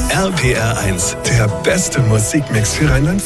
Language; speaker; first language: German; native; German